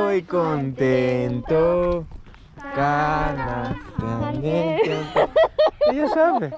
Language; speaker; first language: Spanish; non-native, learner; Greek